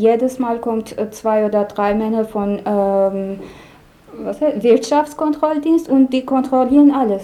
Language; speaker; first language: German; non-native, learner; Persian